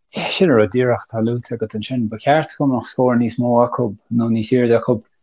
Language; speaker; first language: Irish; native; Irish